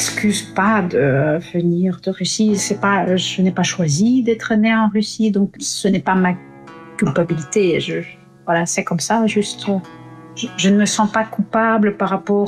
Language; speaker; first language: French; non-native, fluent; Russian